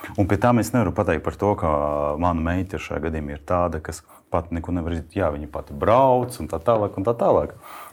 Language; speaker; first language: Latvian; non-native, local second language; Russian